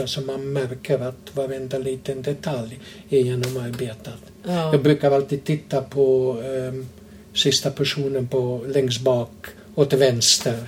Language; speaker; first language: Swedish; non-native, fluent; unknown